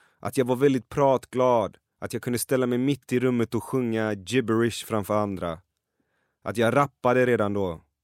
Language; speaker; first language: Swedish; early bilingual, other home language; Persian